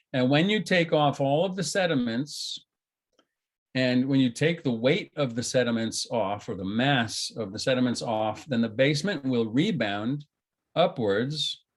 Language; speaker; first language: English; non-native, fluent; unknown